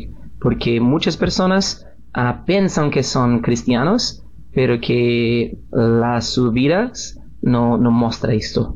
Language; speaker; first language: Spanish; non-native, learner; Portuguese